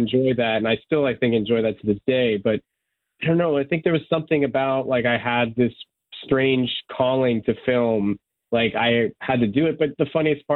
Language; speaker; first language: English; non-native, local second language; Serbian